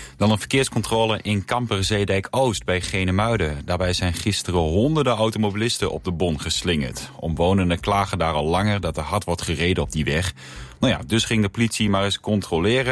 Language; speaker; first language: Dutch; native; Dutch